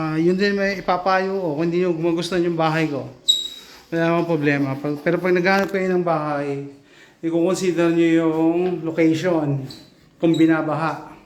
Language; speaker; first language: Filipino; native; Filipino